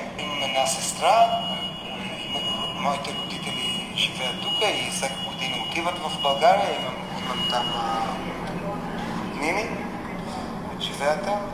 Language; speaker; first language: Bulgarian; early bilingual, heritage; Bulgarian